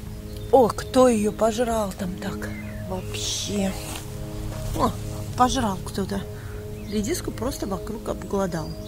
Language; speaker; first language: Russian; native; Russian